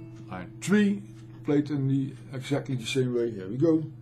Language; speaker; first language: English; non-native, fluent; Dutch